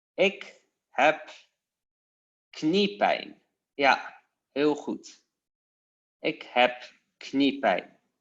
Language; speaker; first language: Dutch; non-native, fluent; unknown